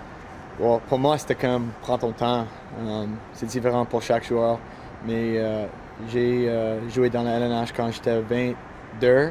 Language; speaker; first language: French; non-native, local second language; English